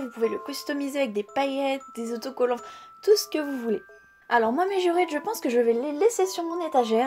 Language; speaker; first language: French; native; French